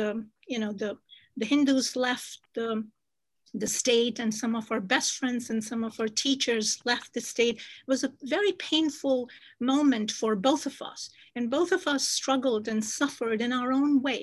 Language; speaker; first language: English; non-native, local second language; Kashmiri